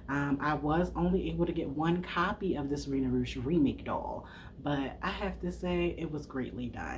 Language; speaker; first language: English; native; English